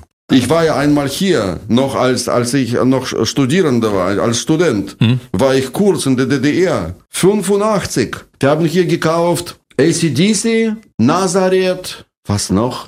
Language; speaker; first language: German; non-native, fluent; Russian